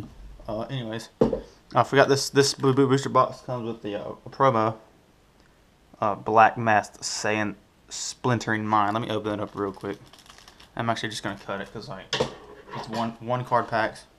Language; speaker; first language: English; native; English